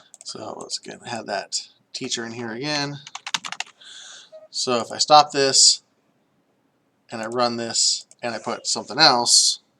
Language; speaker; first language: English; native; English